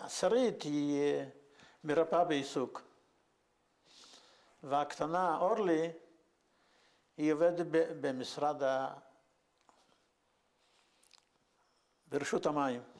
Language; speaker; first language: Hebrew; non-native, fluent; Yiddish